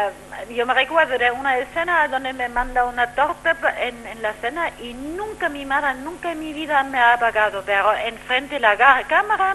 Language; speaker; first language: Spanish; non-native, fluent; German